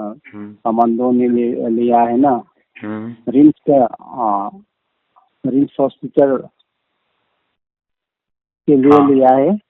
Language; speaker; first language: Hindi; non-native, local second language; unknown